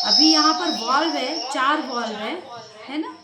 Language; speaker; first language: Hindi; non-native, local second language; Marathi